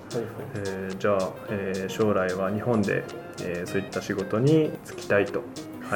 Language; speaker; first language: Japanese; native; Japanese